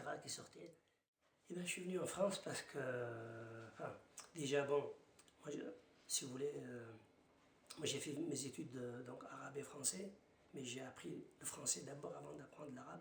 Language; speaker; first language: French; non-native, local second language; Arabic